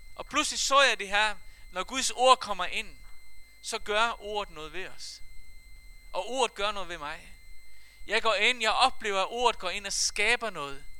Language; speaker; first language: Danish; non-native, fluent; Faroese